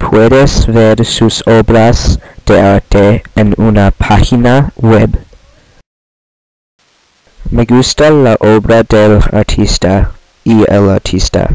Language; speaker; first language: Spanish; non-native, learner; English